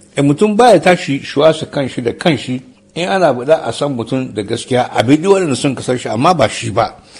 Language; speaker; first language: Hausa; native; Hausa